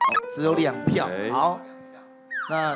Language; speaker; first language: Chinese; native; Chinese